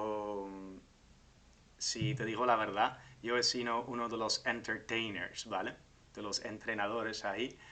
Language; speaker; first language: Spanish; non-native, fluent; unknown